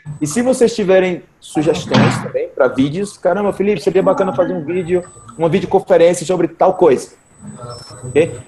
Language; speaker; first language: Portuguese; native; Portuguese